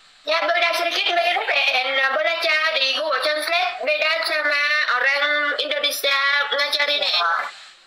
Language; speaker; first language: Indonesian; non-native, learner; Vietnamese